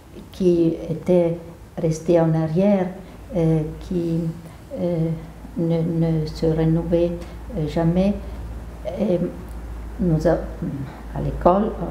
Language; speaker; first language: French; non-native, fluent; Italian